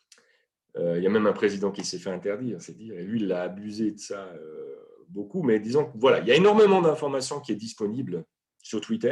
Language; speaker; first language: French; native; French